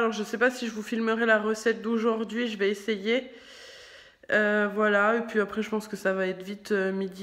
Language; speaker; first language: French; native; French